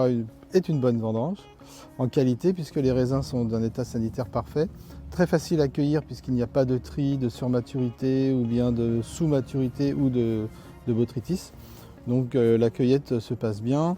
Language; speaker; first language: French; native; French